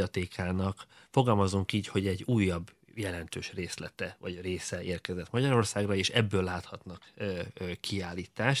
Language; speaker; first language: Hungarian; native; Hungarian